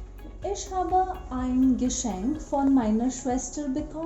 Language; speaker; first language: German; non-native, fluent; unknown